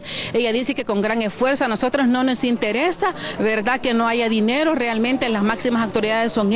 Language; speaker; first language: Spanish; native; Spanish